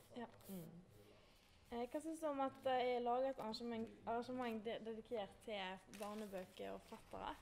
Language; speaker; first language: Norwegian; native; Norwegian